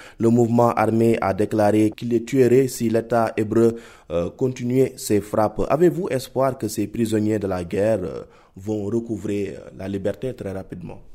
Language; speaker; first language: French; non-native, local second language; Wolof